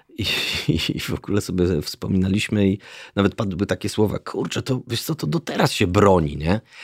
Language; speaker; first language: Polish; native; Polish